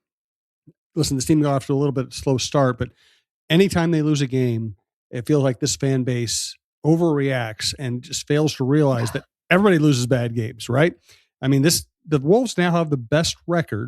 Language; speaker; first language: English; native; English